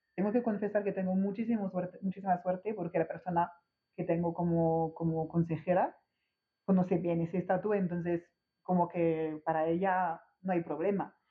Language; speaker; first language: Spanish; non-native, fluent; French